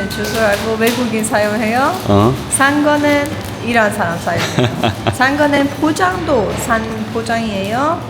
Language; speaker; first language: Korean; non-native, learner; Persian